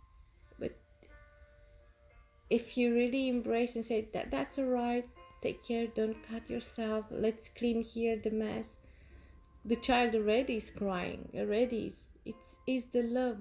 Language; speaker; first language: English; non-native, fluent; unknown